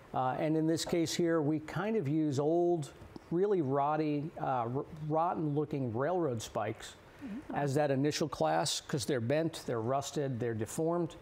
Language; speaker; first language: English; native; English